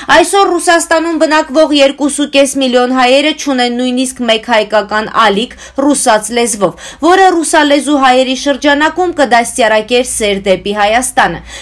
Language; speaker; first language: Armenian; native; Armenian